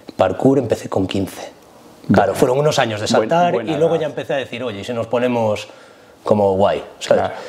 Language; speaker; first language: Spanish; native; Spanish